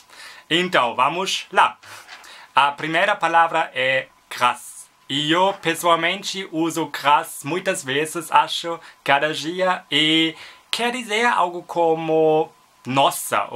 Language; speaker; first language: Portuguese; non-native, learner; German